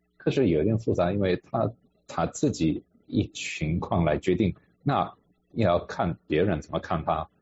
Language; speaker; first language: Chinese; non-native, fluent; English